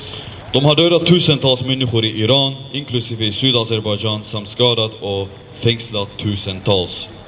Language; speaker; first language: Swedish; non-native, fluent; Azerbaijani